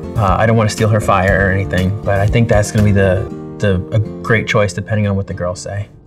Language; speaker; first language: English; native; English